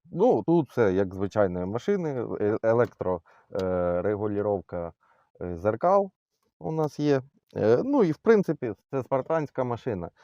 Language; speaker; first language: Ukrainian; non-native, local second language; Russian